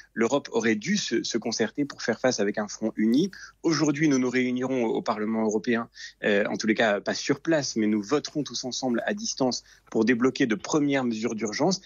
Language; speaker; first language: French; native; French